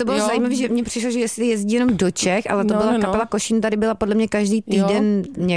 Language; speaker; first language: Czech; native; Czech